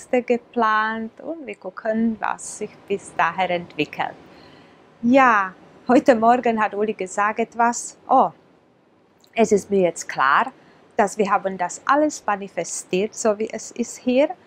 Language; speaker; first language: German; non-native, fluent; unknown